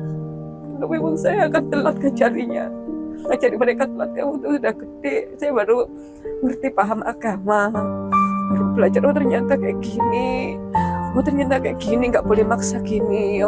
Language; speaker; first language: Indonesian; non-native, local second language; Javanese